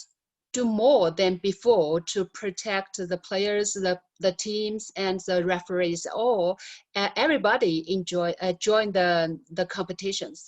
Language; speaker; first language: English; non-native, learner; Chinese